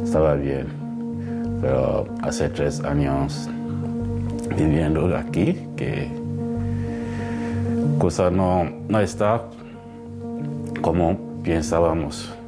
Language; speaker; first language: Spanish; non-native, learner; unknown